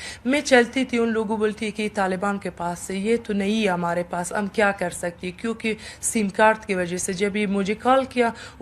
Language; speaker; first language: Hindi; non-native, learner; Persian